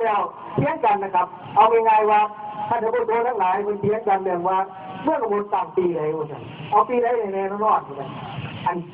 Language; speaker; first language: Thai; non-native, local second language; Lao